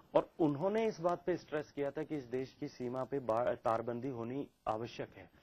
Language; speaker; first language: Hindi; native; Hindi